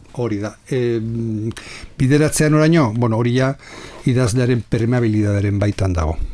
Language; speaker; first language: Basque; non-native, local second language; Spanish